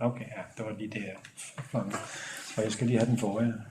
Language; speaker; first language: Danish; native; Danish